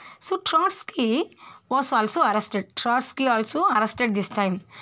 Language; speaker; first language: English; non-native, local second language; Tamil